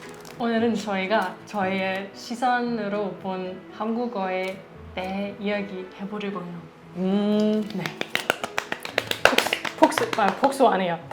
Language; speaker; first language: Korean; non-native, learner; German